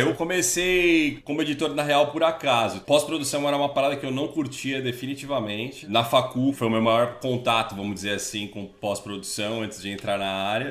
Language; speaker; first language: Portuguese; native; Portuguese